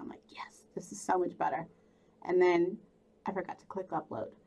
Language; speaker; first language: English; early bilingual, other home language; Spanish